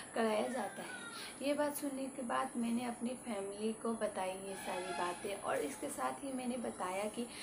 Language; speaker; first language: Hindi; non-native, local second language; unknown